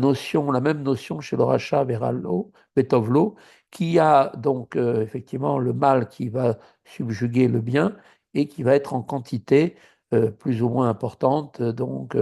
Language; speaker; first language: French; native; French